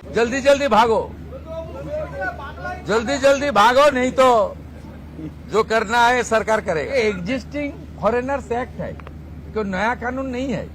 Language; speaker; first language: Hindi; non-native, local second language; Bangla